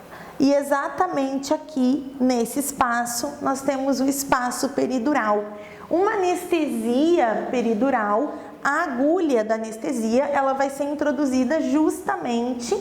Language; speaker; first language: Portuguese; native; Portuguese